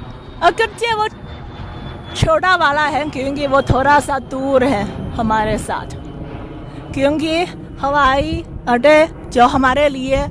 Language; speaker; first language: Hindi; non-native, fluent; Chinese